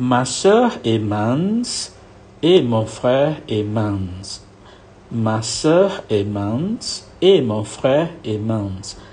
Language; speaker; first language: French; non-native, fluent; Malay